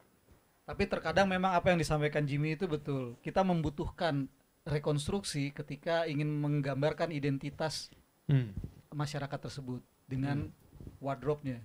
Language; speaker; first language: Indonesian; native; Indonesian